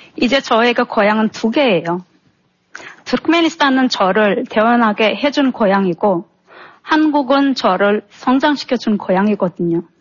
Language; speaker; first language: Korean; non-native, fluent; Turkmen